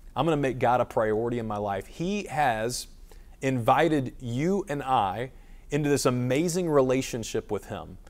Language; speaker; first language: English; native; English